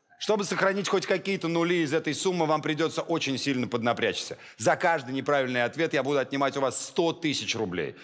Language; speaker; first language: Russian; native; Russian